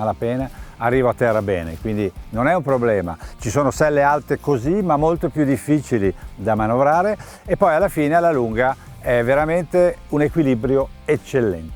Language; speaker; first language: Italian; native; Italian